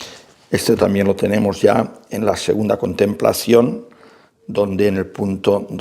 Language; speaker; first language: Spanish; native; Spanish